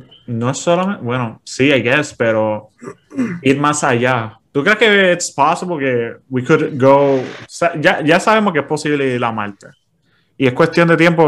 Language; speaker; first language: Spanish; native; Spanish